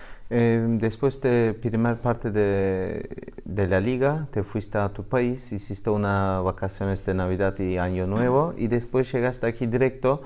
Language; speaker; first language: Spanish; non-native, learner; Turkish